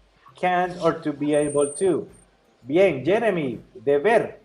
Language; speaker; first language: English; non-native, fluent; Spanish